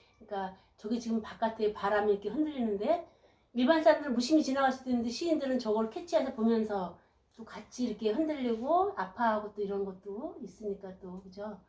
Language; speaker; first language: Korean; native; Korean